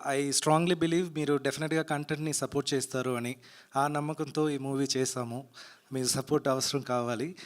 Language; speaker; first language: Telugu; non-native, fluent; Tamil